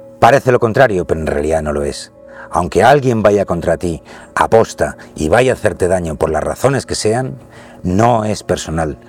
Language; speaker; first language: Spanish; native; Spanish